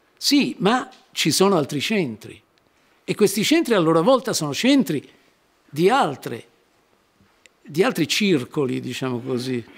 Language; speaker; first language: Italian; native; Italian